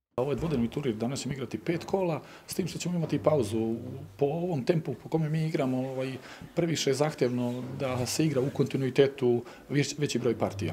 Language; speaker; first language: Serbian; native; Serbian